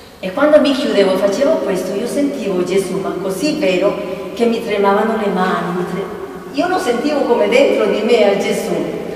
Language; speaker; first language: Italian; non-native, fluent; Spanish